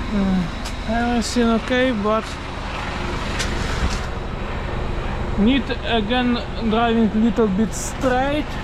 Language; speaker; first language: English; non-native, learner; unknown